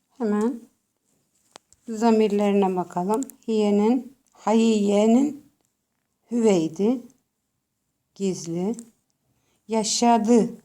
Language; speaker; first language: Turkish; native; Turkish